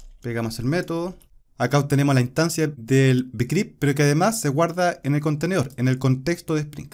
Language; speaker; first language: Spanish; native; Spanish